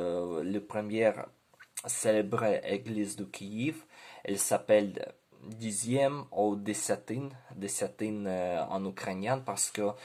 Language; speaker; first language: French; non-native, learner; Ukrainian